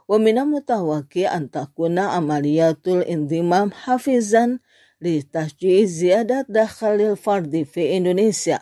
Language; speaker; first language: Arabic; non-native, learner; Indonesian